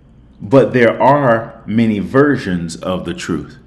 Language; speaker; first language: English; native; English